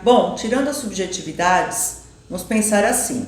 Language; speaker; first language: Portuguese; native; Portuguese